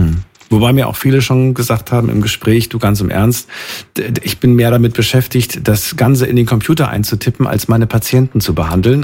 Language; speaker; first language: German; native; German